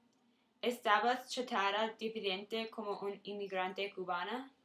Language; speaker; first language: Spanish; non-native, learner; English